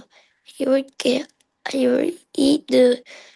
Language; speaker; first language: English; non-native, learner; Vietnamese